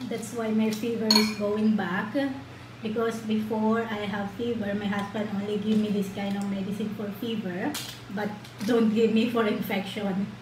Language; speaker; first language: English; non-native, learner; Filipino